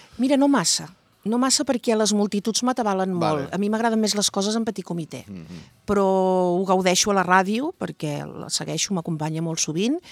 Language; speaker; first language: Catalan; native; Catalan